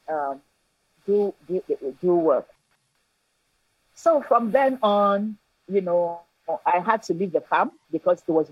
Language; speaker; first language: English; non-native, local second language; Yoruba